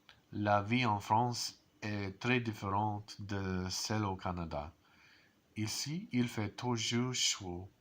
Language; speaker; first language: French; non-native, learner; English